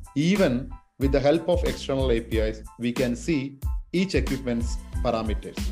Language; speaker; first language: English; non-native, local second language; Malayalam